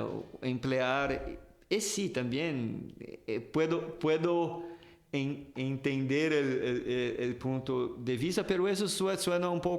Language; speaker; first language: Spanish; non-native, fluent; Portuguese